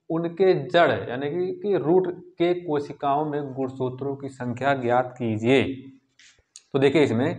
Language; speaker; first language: Hindi; native; Hindi